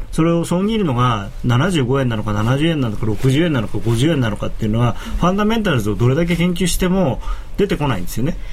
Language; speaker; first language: Japanese; native; Japanese